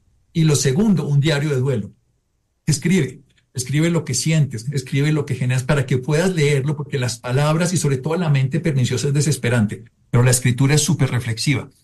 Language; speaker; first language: Spanish; native; Spanish